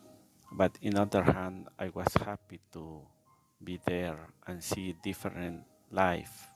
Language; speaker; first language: English; non-native, learner; Spanish